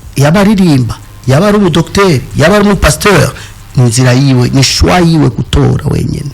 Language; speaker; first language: Rundi; native; Rundi